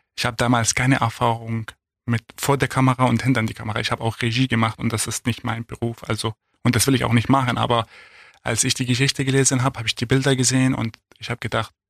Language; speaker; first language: German; non-native, fluent; Arabic